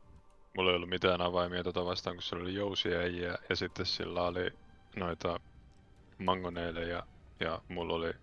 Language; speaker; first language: Finnish; native; Finnish